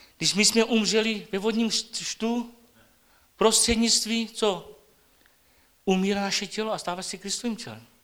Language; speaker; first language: Czech; non-native, local second language; Romany